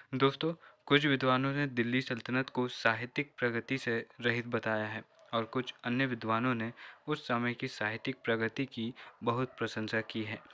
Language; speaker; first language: Hindi; native; Hindi